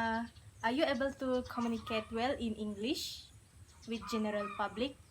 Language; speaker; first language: English; non-native, learner; Malay